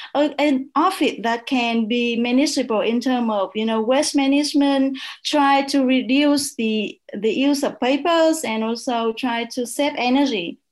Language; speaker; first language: English; non-native, fluent; Vietnamese